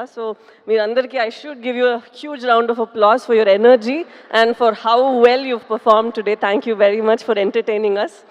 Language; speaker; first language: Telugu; non-native, local second language; Tamil